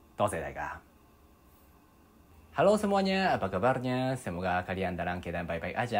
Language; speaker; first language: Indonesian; non-native, learner; Japanese